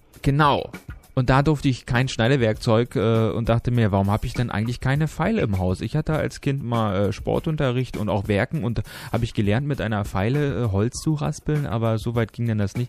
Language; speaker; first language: German; native; German